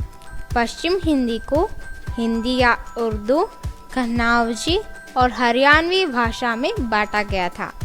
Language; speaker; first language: Hindi; non-native, local second language; Malayalam